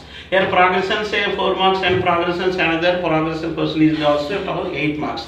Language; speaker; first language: English; non-native, local second language; Telugu